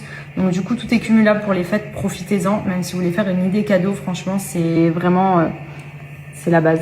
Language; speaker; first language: French; native; French